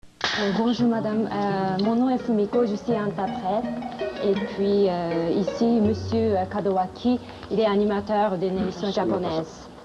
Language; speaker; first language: French; non-native, fluent; Japanese